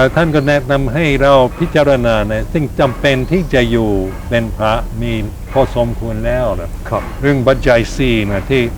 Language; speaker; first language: Thai; non-native, fluent; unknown